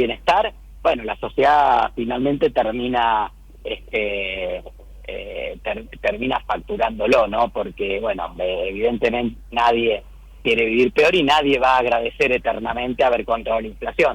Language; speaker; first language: Spanish; native; Spanish